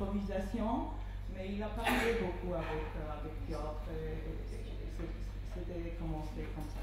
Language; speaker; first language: French; non-native, fluent; Polish